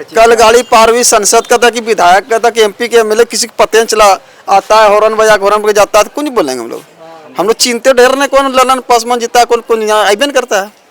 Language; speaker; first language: Hindi; native; Hindi